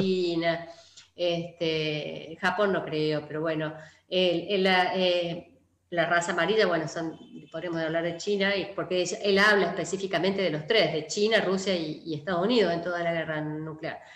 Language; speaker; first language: Spanish; native; Spanish